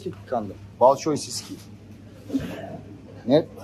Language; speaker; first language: Russian; non-native, learner; Turkish